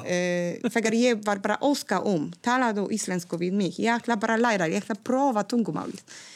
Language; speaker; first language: Icelandic; non-native, fluent; Polish